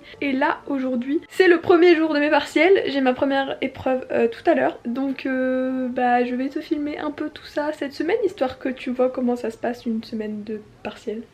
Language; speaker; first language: French; native; French